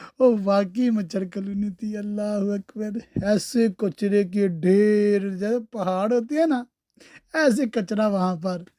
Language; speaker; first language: Urdu; early bilingual, heritage; Urdu